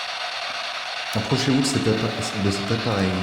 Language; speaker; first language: French; native; French